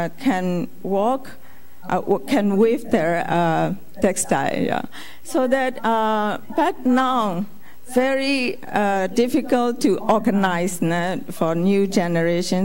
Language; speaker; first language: English; non-native, fluent; Burmese